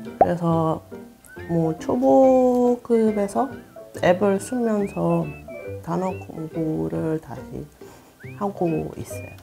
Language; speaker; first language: Korean; non-native, fluent; Japanese